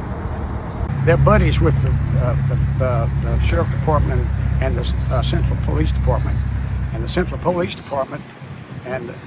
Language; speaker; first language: English; native; English